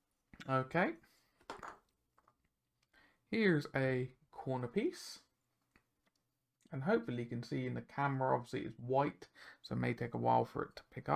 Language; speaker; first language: English; native; English